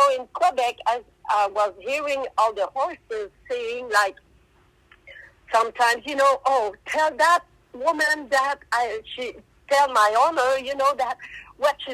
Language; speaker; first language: English; non-native, fluent; French